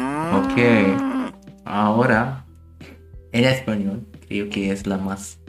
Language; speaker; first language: Spanish; non-native, learner; German